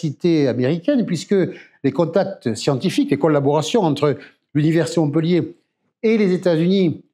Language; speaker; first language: French; native; French